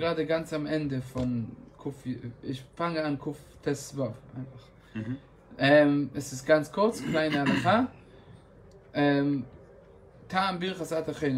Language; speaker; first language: German; non-native, fluent; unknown